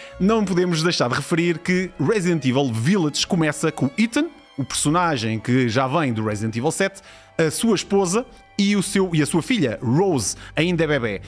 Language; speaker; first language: Portuguese; native; Portuguese